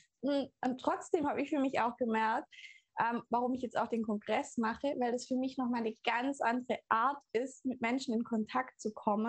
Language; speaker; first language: German; native; German